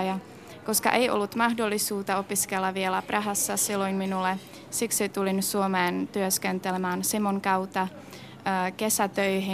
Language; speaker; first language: Finnish; non-native, fluent; Czech